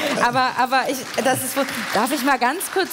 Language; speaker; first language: German; native; German